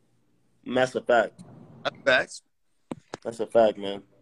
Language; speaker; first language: English; native; English